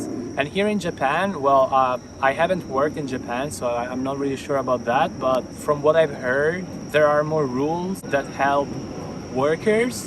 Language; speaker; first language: English; non-native, fluent; Italian